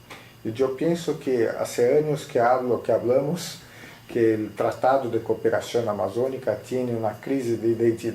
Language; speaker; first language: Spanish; non-native, fluent; Portuguese